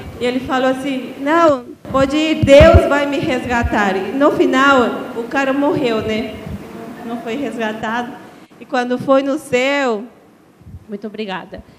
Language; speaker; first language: Portuguese; non-native, fluent; Spanish